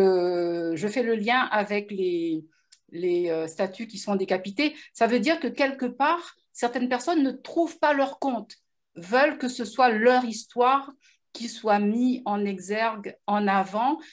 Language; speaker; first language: French; native; French